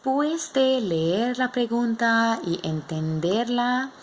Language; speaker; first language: Spanish; non-native, learner; English